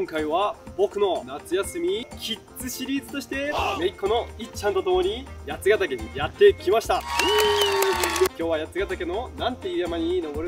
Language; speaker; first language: Japanese; native; Japanese